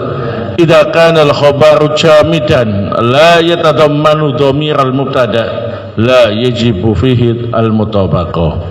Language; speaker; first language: Arabic; non-native, fluent; Indonesian